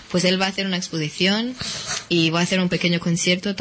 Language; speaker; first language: Spanish; non-native, fluent; English